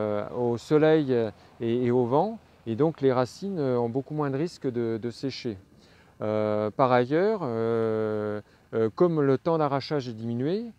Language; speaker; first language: French; native; French